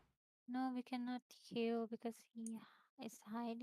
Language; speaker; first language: English; non-native, learner; Indonesian